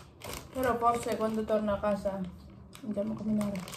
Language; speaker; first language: Italian; non-native, fluent; Filipino